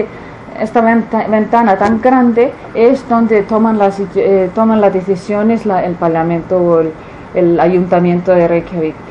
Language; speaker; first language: Spanish; non-native, fluent; Icelandic